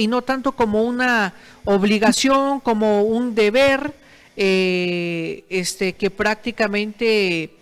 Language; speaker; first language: Spanish; native; Spanish